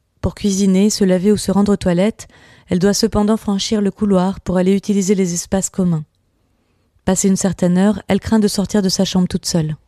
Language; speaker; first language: French; native; French